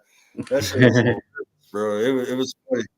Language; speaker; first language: English; native; English